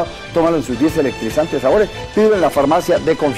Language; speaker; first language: Spanish; native; Spanish